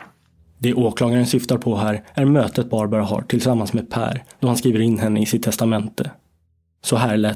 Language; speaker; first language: Swedish; native; Swedish